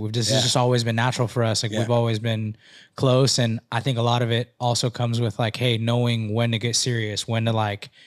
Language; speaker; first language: English; early bilingual, other home language; Spanish